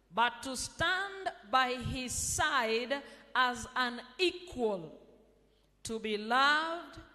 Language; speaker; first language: English; non-native, local second language; Swahili